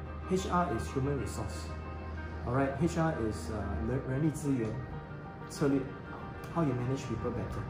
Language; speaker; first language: English; non-native, local second language; Chinese